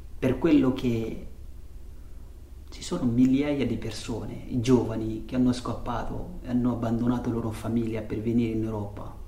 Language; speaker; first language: Italian; non-native, learner; Fula